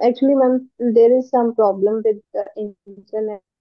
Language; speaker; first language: English; non-native, local second language; Hindi